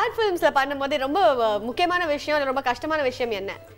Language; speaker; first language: Tamil; native; Tamil